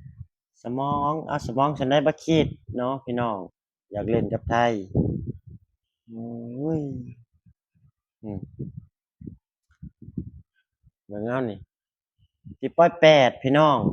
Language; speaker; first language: Thai; non-native, local second language; Lao